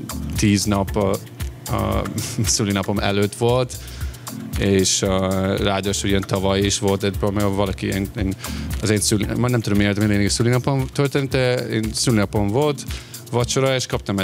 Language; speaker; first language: Hungarian; non-native, fluent; English